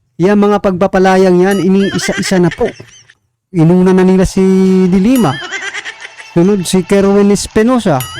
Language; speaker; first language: Filipino; non-native, local second language; Waray